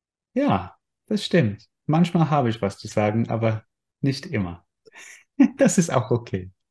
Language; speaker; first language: German; non-native, fluent; English